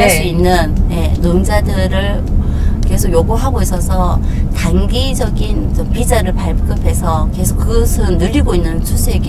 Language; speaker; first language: Korean; native; Korean